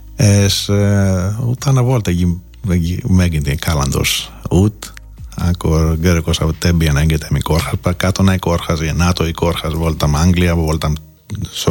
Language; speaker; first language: Hungarian; non-native, fluent; Greek